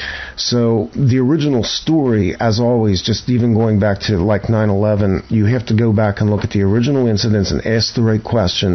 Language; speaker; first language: English; native; English